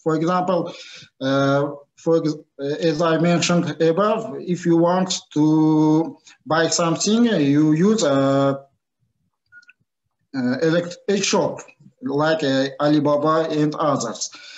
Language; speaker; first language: English; non-native, learner; Uzbek